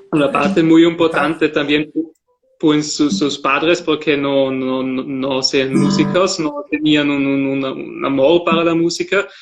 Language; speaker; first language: Spanish; non-native, fluent; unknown